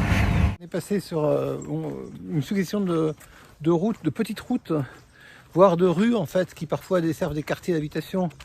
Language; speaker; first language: French; native; French